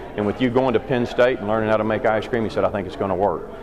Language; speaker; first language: English; native; English